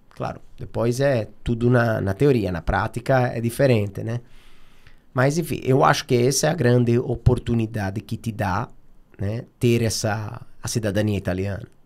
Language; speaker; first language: Portuguese; non-native, fluent; Italian